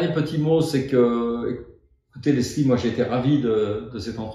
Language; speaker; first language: French; native; French